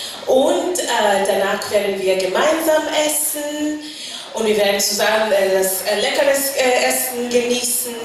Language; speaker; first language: German; non-native, fluent; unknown